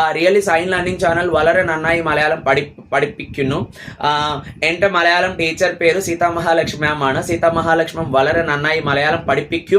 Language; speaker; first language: Malayalam; non-native, learner; Telugu